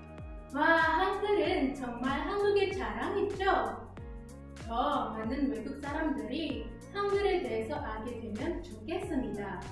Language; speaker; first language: Korean; non-native, learner; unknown